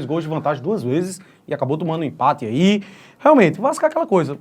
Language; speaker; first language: Portuguese; native; Portuguese